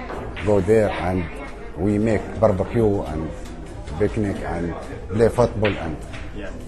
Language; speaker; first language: English; non-native, learner; Arabic